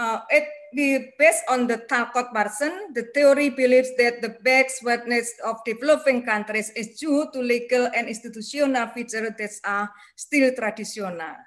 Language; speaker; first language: English; non-native, learner; Indonesian